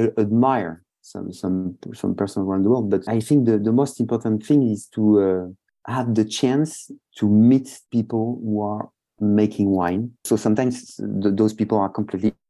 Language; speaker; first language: English; non-native, fluent; French